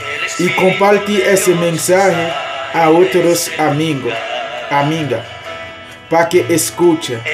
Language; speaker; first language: Spanish; non-native, learner; Haitian Creole